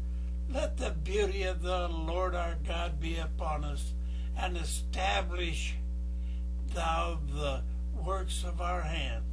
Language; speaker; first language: English; native; English